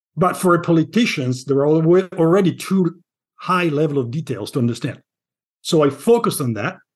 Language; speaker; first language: English; non-native, fluent; Italian